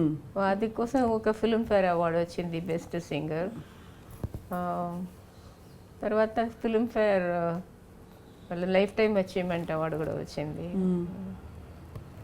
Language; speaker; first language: Telugu; non-native, local second language; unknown